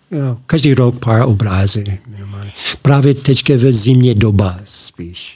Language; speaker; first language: Czech; non-native, learner; English